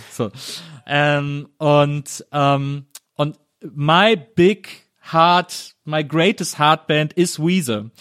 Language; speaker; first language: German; native; German